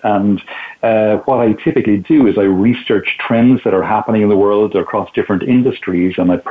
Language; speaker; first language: English; native; English